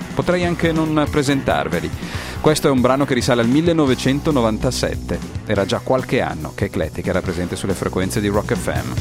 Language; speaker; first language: Italian; native; Italian